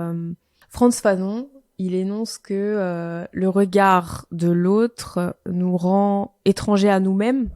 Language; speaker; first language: French; native; French